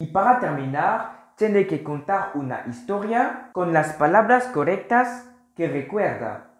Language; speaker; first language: Spanish; non-native, learner; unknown